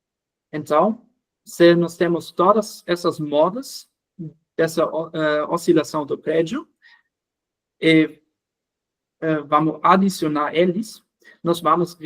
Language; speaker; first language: Portuguese; non-native, fluent; German